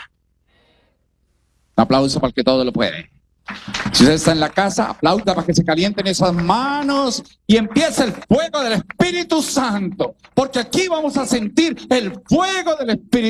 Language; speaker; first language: Spanish; native; Spanish